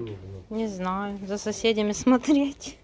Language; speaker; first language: Russian; native; Russian